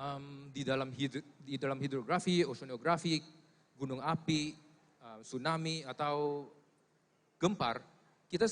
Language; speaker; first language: Indonesian; non-native, fluent; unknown